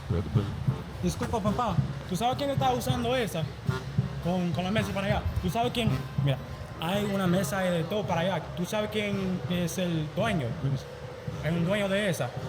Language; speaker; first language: Spanish; non-native, learner; English